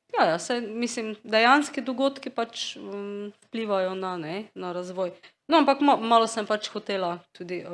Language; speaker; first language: Slovenian; native; Slovenian